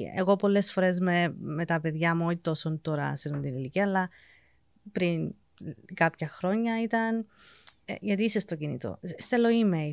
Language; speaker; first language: Greek; early bilingual, heritage; English